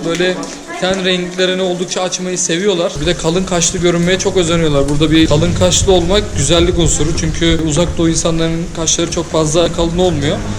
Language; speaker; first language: Turkish; native; Turkish